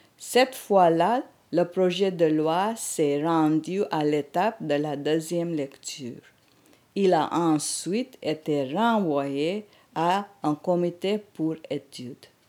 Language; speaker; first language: French; non-native, fluent; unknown